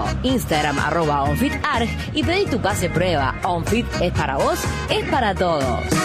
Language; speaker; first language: Spanish; native; Spanish